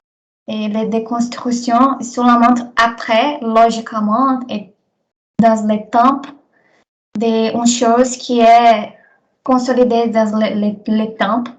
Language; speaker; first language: French; non-native, learner; Portuguese